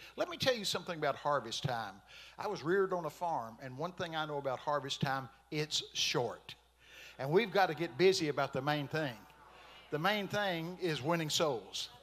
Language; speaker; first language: English; native; English